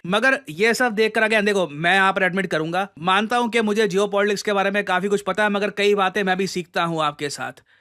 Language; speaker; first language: Hindi; native; Hindi